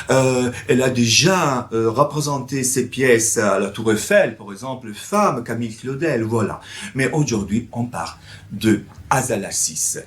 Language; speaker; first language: French; non-native, fluent; Italian